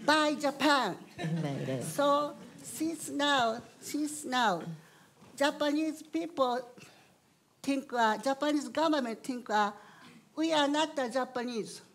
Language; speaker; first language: English; non-native, learner; Japanese